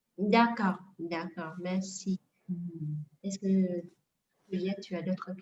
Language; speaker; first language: French; non-native, fluent; Vietnamese